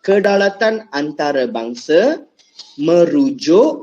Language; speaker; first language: Malay; non-native, local second language; Tamil